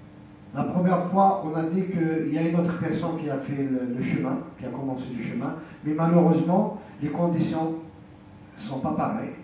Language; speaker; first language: French; non-native, local second language; Arabic